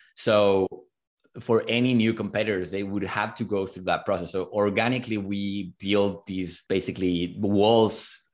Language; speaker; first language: English; non-native, fluent; Spanish